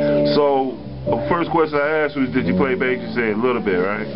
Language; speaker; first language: English; native; English